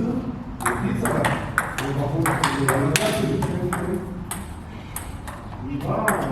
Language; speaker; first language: Hebrew; non-native, learner; Russian